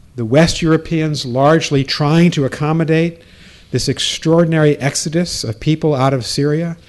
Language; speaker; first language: English; native; English